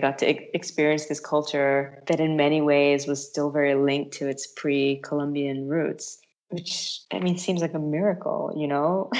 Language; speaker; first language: English; native; English